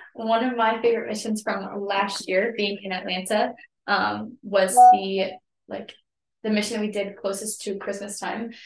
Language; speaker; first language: English; native; English